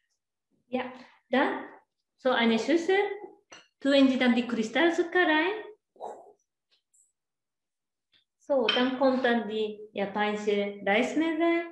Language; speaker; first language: German; non-native, learner; Japanese